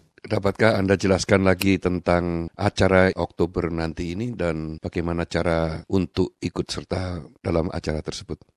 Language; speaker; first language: Indonesian; native; Indonesian